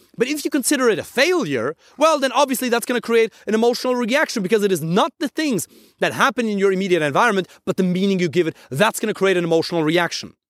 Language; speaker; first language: English; non-native, fluent; German